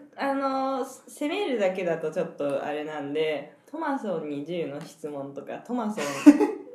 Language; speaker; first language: Japanese; native; Japanese